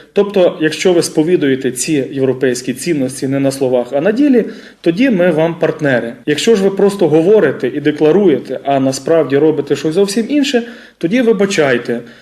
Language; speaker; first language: Ukrainian; native; Ukrainian